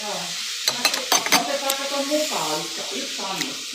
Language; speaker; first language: Finnish; native; Finnish